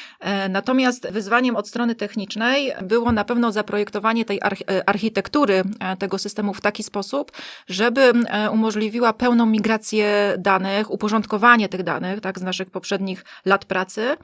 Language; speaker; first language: Polish; native; Polish